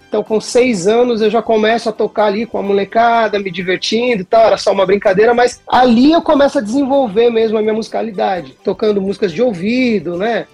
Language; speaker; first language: Portuguese; native; Portuguese